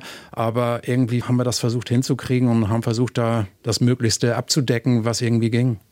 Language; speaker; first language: German; native; German